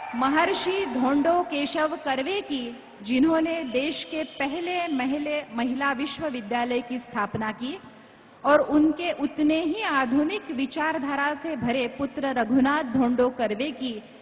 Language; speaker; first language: Hindi; non-native, local second language; Marathi